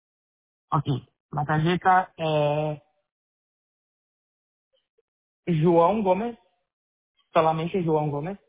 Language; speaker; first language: Spanish; non-native, learner; Portuguese